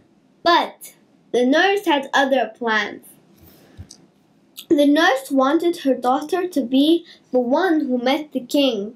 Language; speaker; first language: English; native; English